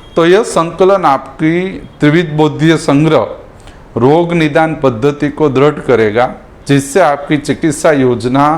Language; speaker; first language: Hindi; non-native, local second language; Gujarati